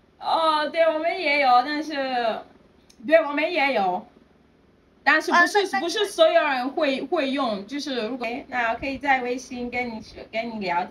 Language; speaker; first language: Chinese; non-native, fluent; Yoruba